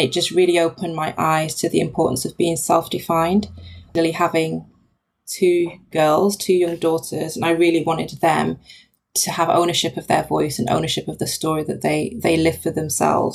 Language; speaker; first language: English; native; English